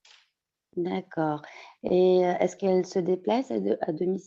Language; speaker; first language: French; non-native, fluent; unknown